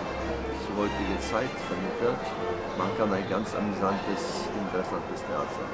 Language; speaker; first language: German; non-native, fluent; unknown